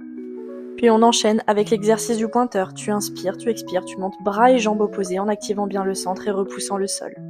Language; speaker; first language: French; native; French